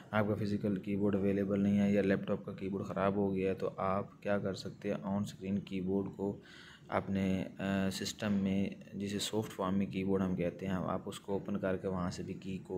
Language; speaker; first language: Hindi; non-native, local second language; Punjabi